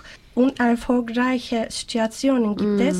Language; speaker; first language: German; non-native, learner; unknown